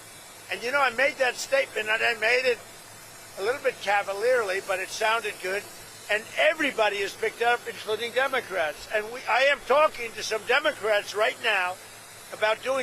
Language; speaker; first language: English; native; English